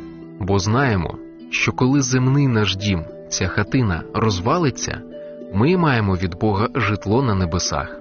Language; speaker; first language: Ukrainian; native; Ukrainian